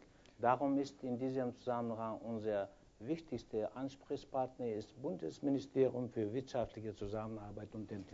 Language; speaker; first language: German; non-native, fluent; Kyrgyz